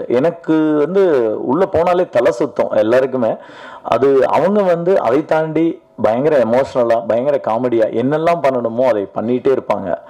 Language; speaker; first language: Tamil; native; Tamil